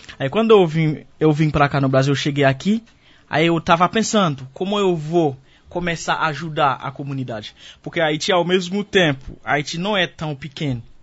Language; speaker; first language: Portuguese; non-native, fluent; Haitian Creole